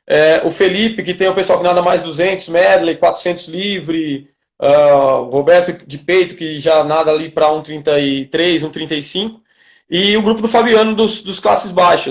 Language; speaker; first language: Portuguese; native; Portuguese